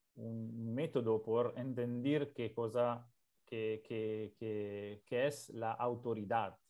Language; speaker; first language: Spanish; non-native, learner; Italian